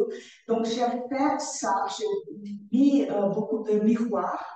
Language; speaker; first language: French; non-native, learner; Portuguese